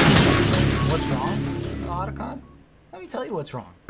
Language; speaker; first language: English; native; English